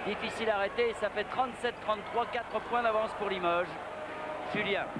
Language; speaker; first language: French; native; French